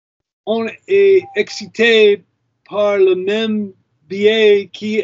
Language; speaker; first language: French; non-native, fluent; English